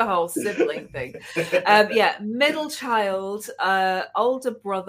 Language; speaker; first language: English; native; English